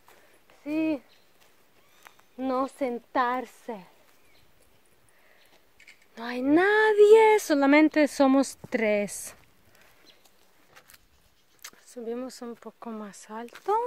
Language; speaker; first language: Spanish; non-native, learner; Russian